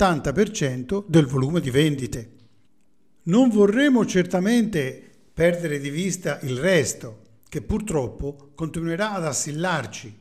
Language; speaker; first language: Italian; native; Italian